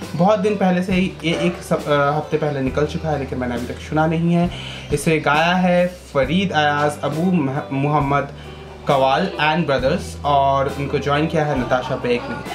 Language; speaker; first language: Hindi; non-native, local second language; Bangla